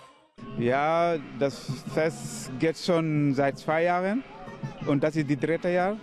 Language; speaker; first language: German; non-native, learner; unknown